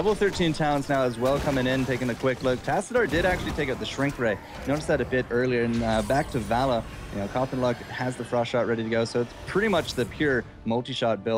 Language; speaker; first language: English; native; English